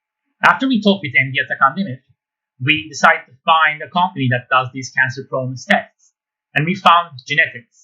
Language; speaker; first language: English; non-native, fluent; Turkish